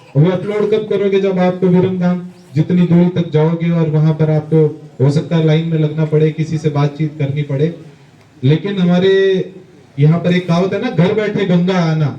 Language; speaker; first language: Hindi; native; Hindi